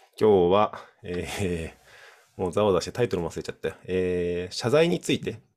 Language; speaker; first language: Japanese; native; Japanese